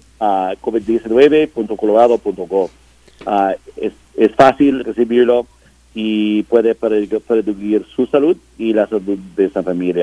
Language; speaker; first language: Spanish; non-native, learner; English